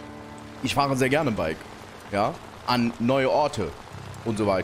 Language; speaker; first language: German; native; German